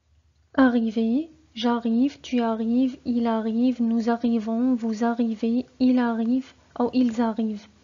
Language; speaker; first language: French; non-native, fluent; Arabic